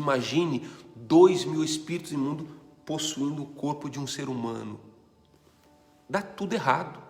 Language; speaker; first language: Portuguese; native; Portuguese